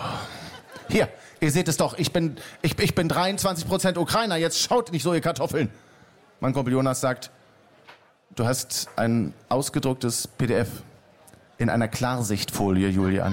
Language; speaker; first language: German; native; German